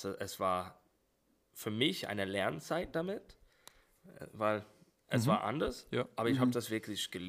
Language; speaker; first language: German; non-native, fluent; English